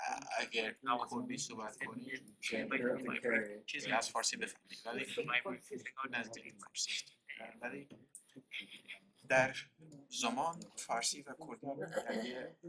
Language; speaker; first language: Persian; non-native, learner; Kurdish